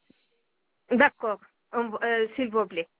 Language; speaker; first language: French; non-native, learner; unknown